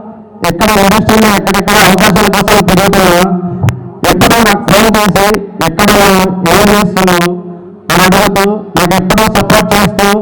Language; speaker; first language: Telugu; native; Telugu